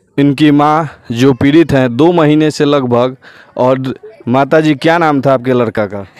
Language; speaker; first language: Hindi; native; Hindi